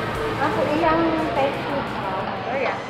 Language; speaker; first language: Chinese; non-native, learner; Filipino